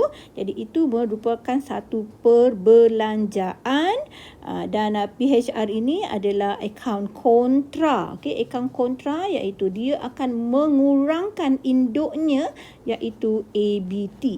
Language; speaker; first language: Malay; native; Malay